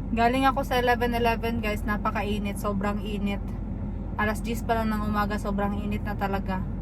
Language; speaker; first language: Filipino; non-native, local second language; Cebuano